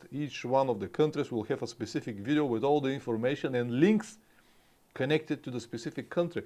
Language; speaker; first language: English; non-native, fluent; Bulgarian